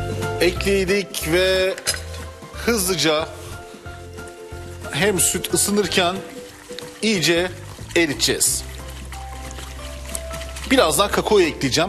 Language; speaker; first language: Turkish; native; Turkish